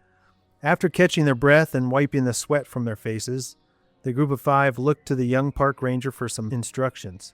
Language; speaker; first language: English; native; English